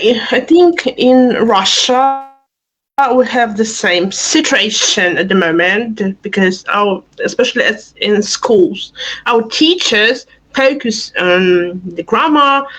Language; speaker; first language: English; non-native, fluent; Russian